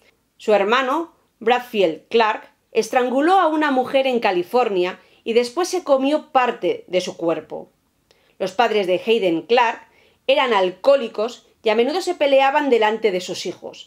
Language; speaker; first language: Spanish; native; Spanish